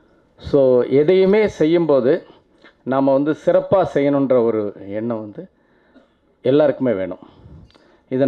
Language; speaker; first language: Tamil; native; Tamil